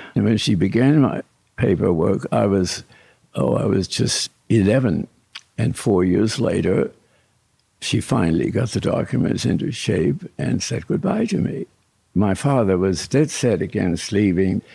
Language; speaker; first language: English; early bilingual, other home language; German